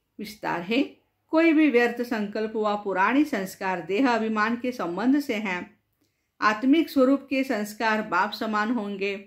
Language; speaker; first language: Hindi; non-native, local second language; Marathi